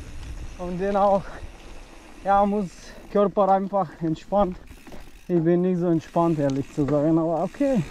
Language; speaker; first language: German; non-native, fluent; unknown